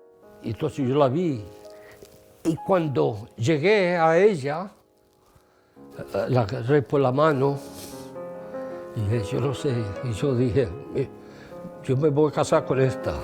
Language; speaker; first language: Spanish; early bilingual, heritage; English